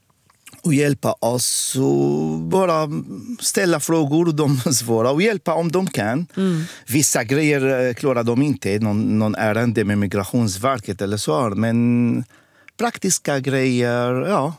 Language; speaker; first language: Swedish; non-native, fluent; Arabic